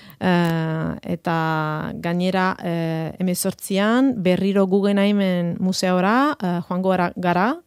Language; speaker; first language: Basque; non-native, fluent; Italian